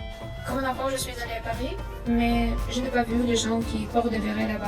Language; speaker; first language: French; non-native, learner; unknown